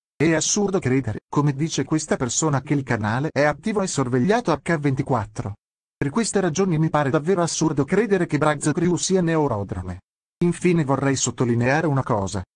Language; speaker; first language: Italian; native; Italian